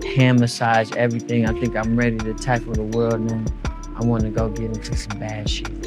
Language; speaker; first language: English; native; English